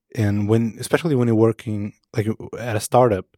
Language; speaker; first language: English; non-native, fluent; Portuguese